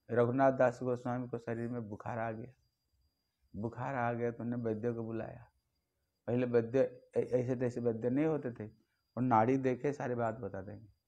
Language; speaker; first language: Hindi; non-native, local second language; Bangla